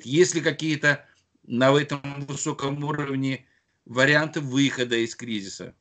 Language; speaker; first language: Russian; native; Russian